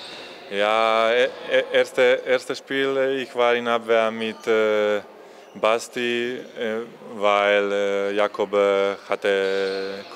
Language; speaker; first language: German; non-native, learner; Croatian